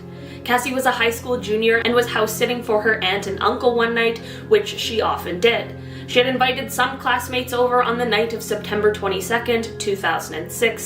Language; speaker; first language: English; native; English